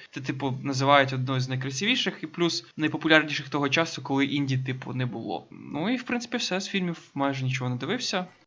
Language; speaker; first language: Ukrainian; native; Ukrainian